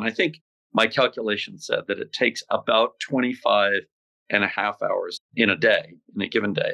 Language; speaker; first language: English; native; English